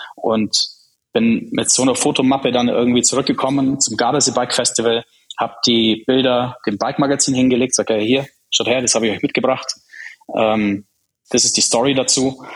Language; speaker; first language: German; early bilingual, other home language; Czech